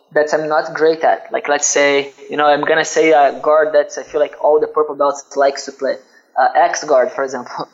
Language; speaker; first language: English; non-native, fluent; Portuguese